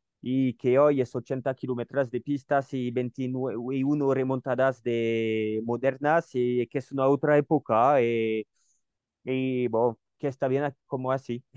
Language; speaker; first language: Spanish; non-native, learner; French